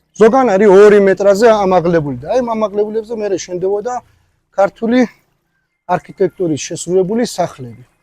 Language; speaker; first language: Georgian; early bilingual, heritage; Georgian